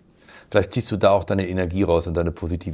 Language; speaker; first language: German; native; German